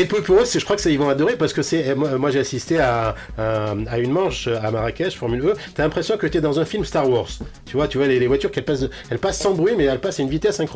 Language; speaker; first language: French; non-native, local second language; Arabic